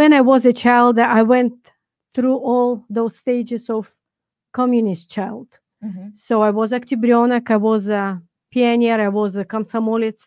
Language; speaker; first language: English; non-native, fluent; Russian